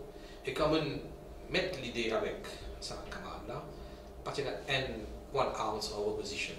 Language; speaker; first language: French; non-native, local second language; Morisyen